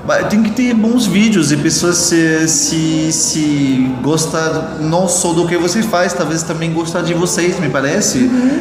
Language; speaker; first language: Portuguese; non-native, fluent; French